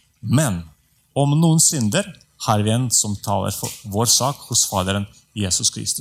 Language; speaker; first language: Norwegian; non-native, fluent; Russian